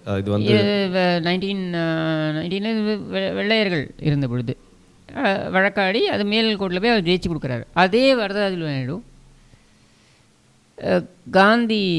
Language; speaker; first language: Tamil; native; Tamil